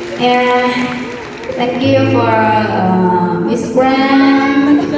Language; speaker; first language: English; non-native, learner; Thai